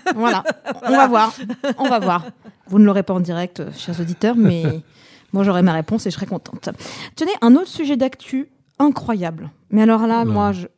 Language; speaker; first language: French; native; French